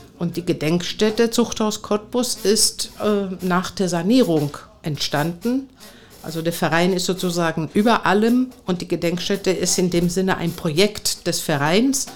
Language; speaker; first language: German; non-native, fluent; Greek